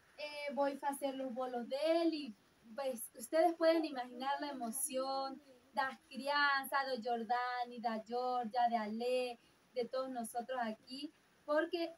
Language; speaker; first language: Spanish; non-native, fluent; Portuguese